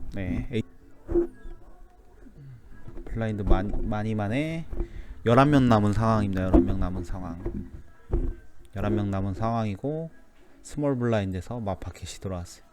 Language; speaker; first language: Korean; native; Korean